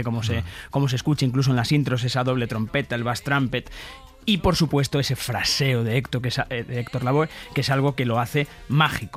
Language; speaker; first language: Spanish; native; Spanish